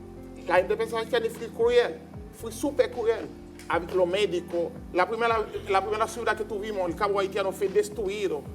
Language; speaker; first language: Spanish; non-native, learner; Haitian Creole